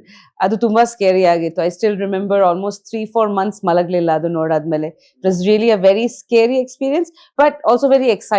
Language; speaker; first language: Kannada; non-native, fluent; Bangla